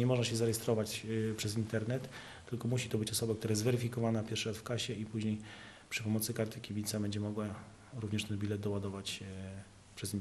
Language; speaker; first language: Polish; native; Polish